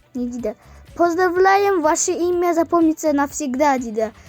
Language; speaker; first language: Russian; non-native, local second language; Kazakh